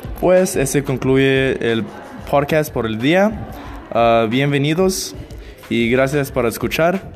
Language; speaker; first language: Spanish; non-native, learner; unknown